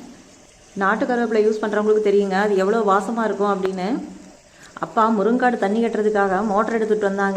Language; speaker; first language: Tamil; native; Tamil